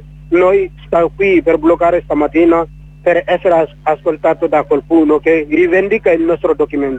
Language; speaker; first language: Italian; non-native, learner; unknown